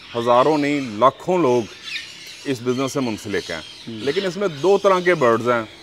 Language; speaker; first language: Urdu; native; Urdu